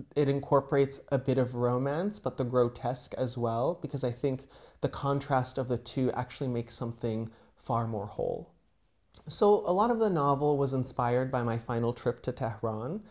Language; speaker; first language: English; native; English